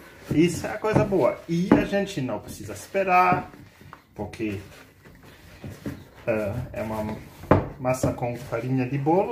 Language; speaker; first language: Portuguese; non-native, fluent; German